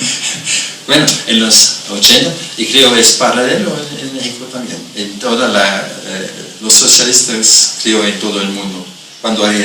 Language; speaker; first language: Spanish; non-native, fluent; German